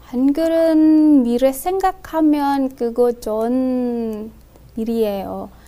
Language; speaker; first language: Korean; non-native, learner; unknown